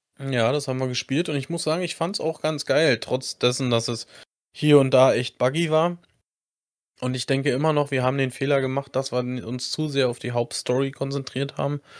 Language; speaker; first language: German; native; German